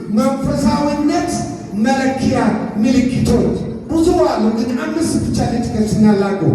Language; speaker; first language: Amharic; non-native, local second language; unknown